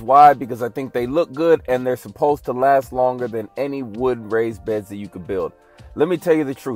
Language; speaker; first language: English; native; English